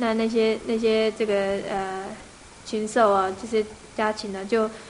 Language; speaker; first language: Chinese; native; Chinese